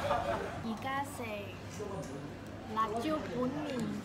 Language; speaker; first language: Cantonese; non-native, learner; Chinese